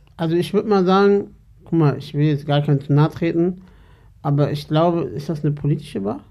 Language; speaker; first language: German; early bilingual, other home language; Turkish